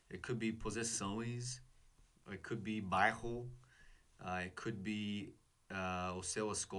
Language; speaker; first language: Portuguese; non-native, learner; English